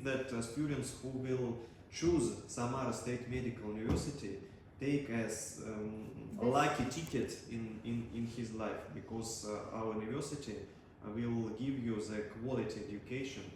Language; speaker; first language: English; non-native, learner; Russian